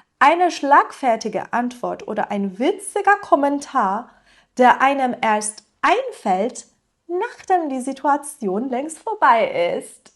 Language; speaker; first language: German; non-native, fluent; Persian